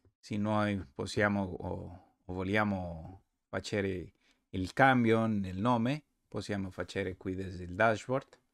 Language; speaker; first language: Italian; non-native, learner; Spanish